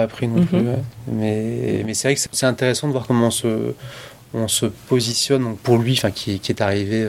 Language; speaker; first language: French; native; French